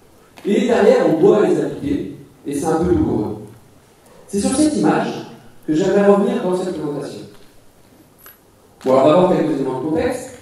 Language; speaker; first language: French; native; French